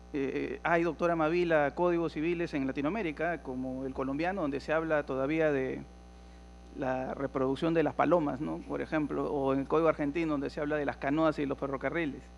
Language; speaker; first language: Spanish; native; Spanish